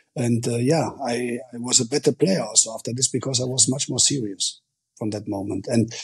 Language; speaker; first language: English; non-native, fluent; German